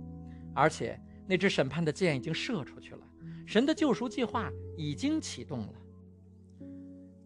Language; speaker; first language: Chinese; native; Chinese